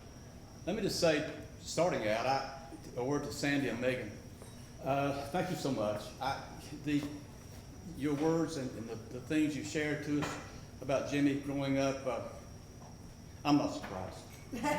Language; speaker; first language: English; native; English